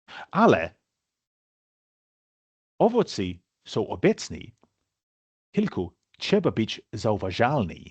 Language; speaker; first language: Polish; non-native, fluent; English